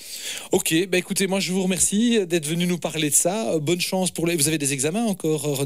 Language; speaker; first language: French; native; French